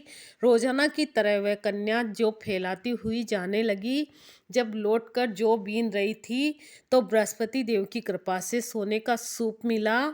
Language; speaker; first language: Hindi; native; Hindi